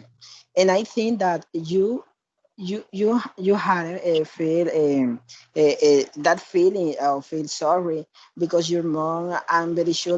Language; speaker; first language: English; non-native, learner; Spanish